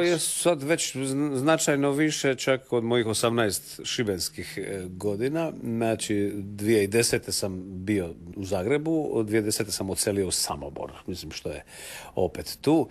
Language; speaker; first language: Serbian; native; Serbian